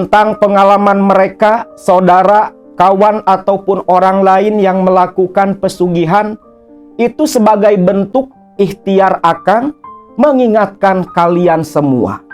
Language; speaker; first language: Indonesian; non-native, local second language; Sundanese